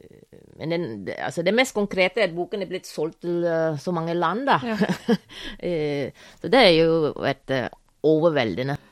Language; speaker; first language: Norwegian; non-native, fluent; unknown